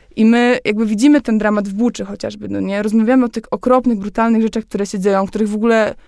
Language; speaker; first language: Polish; native; Polish